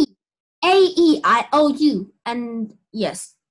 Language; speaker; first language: English; non-native, learner; Chinese